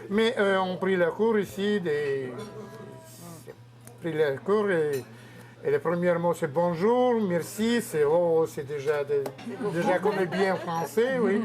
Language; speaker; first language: French; non-native, learner; Russian